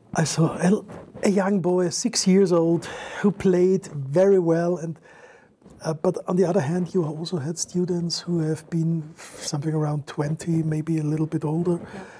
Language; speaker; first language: English; non-native, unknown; German